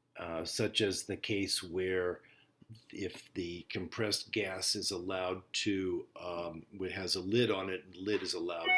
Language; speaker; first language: English; native; English